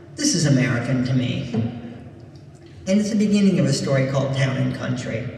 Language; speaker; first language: English; native; English